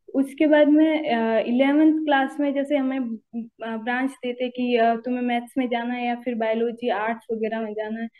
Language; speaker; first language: Hindi; native; Hindi